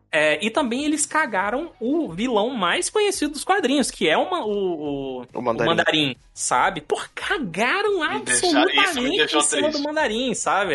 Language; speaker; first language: Portuguese; native; Portuguese